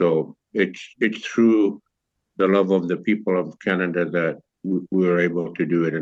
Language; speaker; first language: English; native; English